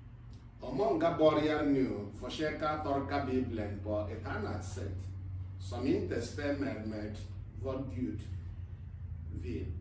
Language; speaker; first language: Swedish; non-native, fluent; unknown